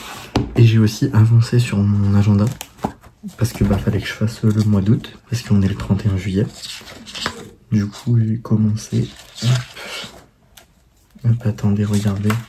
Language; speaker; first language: French; native; French